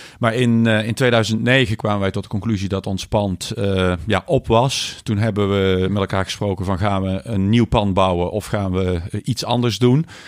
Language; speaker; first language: Dutch; native; Dutch